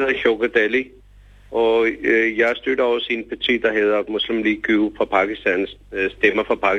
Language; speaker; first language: Danish; non-native, learner; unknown